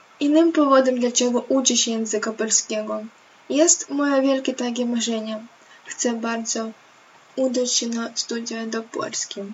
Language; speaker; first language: Polish; non-native, learner; Ukrainian